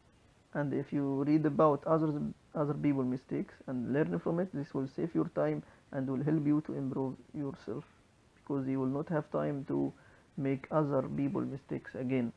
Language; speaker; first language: English; non-native, local second language; Arabic